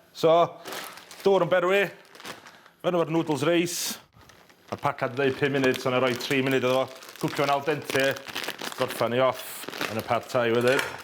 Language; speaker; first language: Welsh; native; Welsh